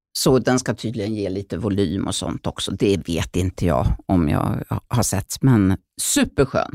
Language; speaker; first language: Swedish; native; Swedish